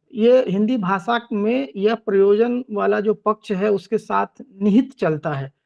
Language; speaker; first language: Hindi; native; Hindi